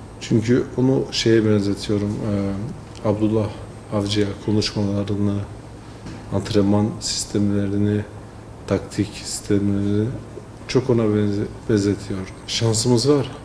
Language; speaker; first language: Turkish; early bilingual, heritage; French